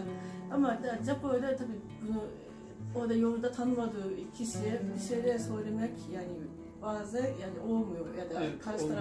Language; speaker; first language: Turkish; non-native, fluent; Japanese